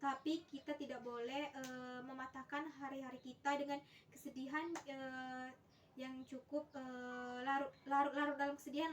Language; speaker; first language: Indonesian; native; Indonesian